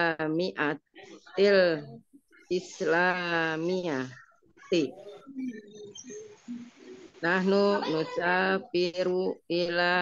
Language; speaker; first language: Arabic; non-native, learner; Indonesian